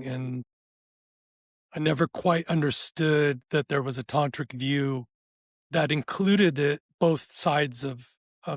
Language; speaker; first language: English; native; English